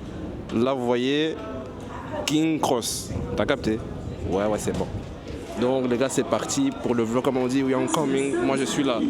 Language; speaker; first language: French; native; French